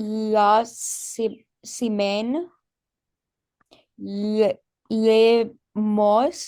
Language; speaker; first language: French; non-native, learner; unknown